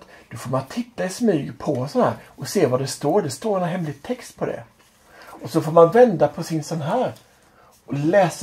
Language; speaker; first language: Swedish; native; Swedish